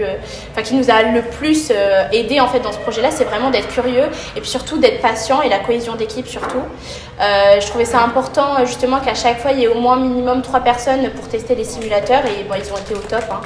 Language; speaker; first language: French; native; French